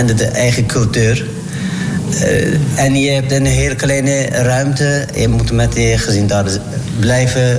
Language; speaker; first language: Dutch; non-native, learner; Turkish